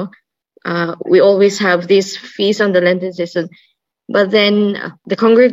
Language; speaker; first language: English; non-native, local second language; Cebuano